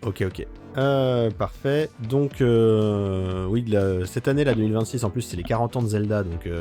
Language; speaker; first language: French; native; French